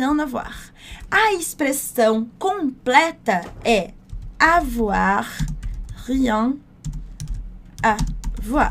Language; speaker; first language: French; non-native, fluent; Portuguese